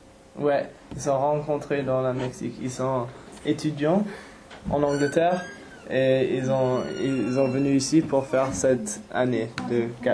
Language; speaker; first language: French; non-native, fluent; English